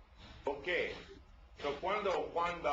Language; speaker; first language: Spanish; non-native, learner; English